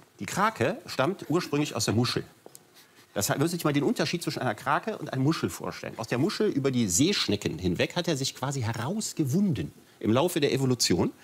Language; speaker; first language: German; native; German